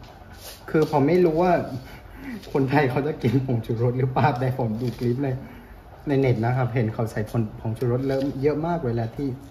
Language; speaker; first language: Thai; non-native, fluent; Vietnamese